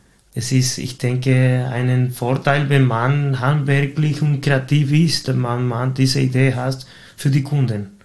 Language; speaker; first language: German; non-native, fluent; Spanish